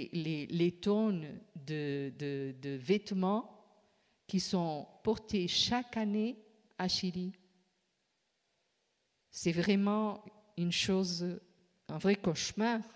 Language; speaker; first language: French; non-native, fluent; Portuguese